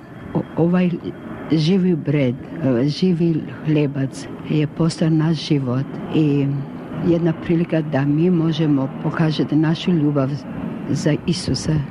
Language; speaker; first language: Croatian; non-native, local second language; Albanian